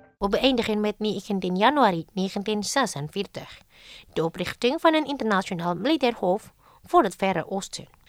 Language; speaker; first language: Dutch; non-native, fluent; Indonesian